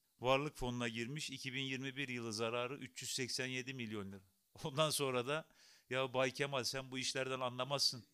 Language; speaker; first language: Turkish; native; Turkish